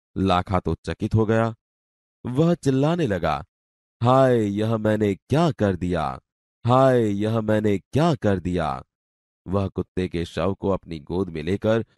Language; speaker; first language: Hindi; non-native, local second language; Gujarati